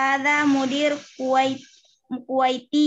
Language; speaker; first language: Arabic; non-native, learner; Indonesian